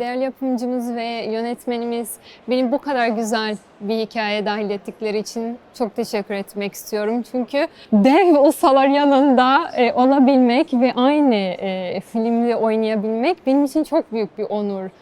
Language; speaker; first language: Turkish; non-native, fluent; Portuguese